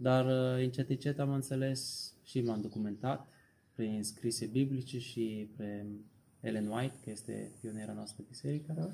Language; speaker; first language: Romanian; non-native, learner; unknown